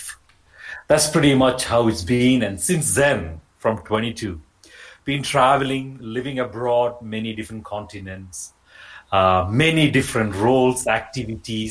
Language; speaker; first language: English; non-native, local second language; Malayalam